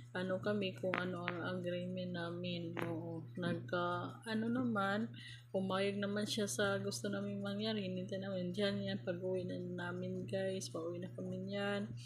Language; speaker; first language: Filipino; non-native, local second language; Cebuano